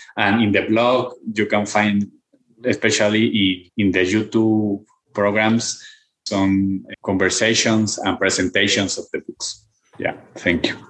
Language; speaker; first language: English; non-native, fluent; Spanish